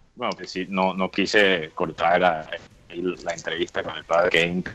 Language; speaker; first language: Spanish; non-native, fluent; English